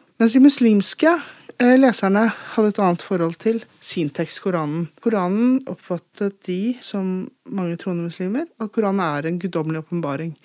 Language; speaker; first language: Norwegian; native; Norwegian